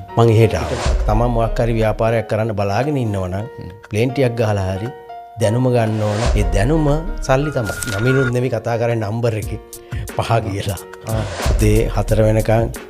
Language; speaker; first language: Sinhala; native; Sinhala